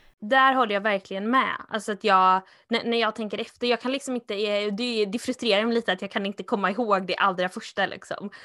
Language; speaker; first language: Swedish; native; Swedish